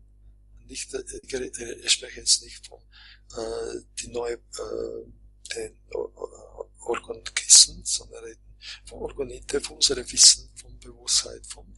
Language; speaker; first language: German; non-native, fluent; Croatian